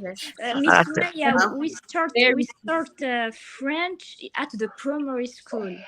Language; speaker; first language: English; non-native, learner; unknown